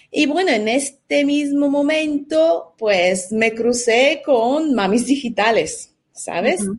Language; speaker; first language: Spanish; non-native, fluent; Italian